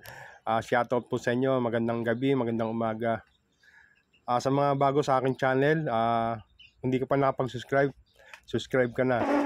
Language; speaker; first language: Filipino; non-native, local second language; Cebuano